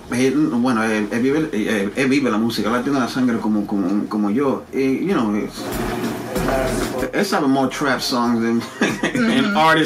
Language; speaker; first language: Spanish; native; Spanish